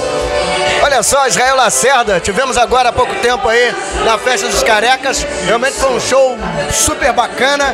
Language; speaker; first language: Portuguese; native; Portuguese